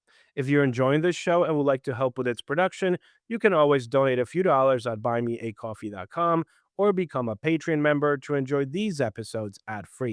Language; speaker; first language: English; native; English